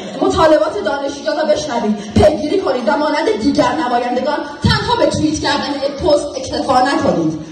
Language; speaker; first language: Persian; non-native, local second language; Kurdish